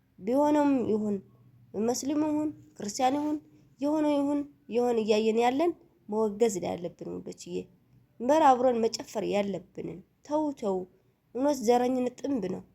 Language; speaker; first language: Amharic; non-native, local second language; Tigrinya